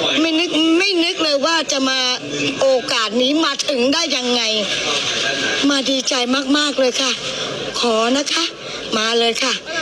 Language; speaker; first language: Thai; native; Thai